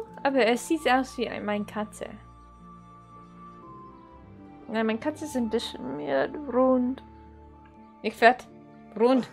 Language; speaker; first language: German; non-native, learner; Dutch